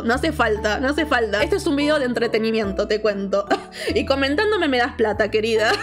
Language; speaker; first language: Spanish; native; Spanish